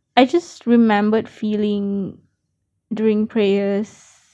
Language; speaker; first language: English; non-native, local second language; Malay